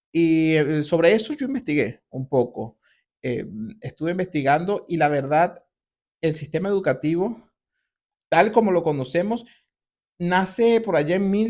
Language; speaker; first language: Spanish; native; Spanish